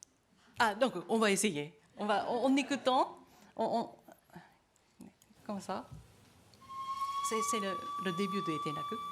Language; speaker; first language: French; non-native, learner; Japanese